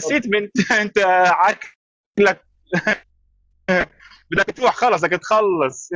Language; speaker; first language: Arabic; native; Arabic